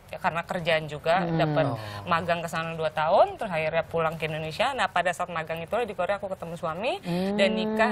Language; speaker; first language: Indonesian; native; Indonesian